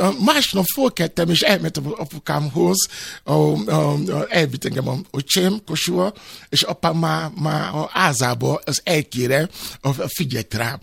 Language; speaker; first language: Hungarian; non-native, fluent; Yoruba